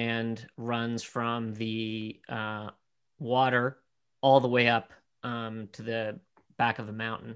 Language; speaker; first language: English; native; English